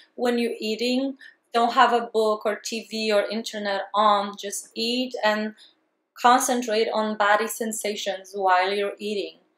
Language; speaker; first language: English; non-native, fluent; Polish